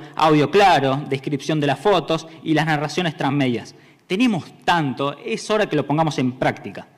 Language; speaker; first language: Spanish; native; Spanish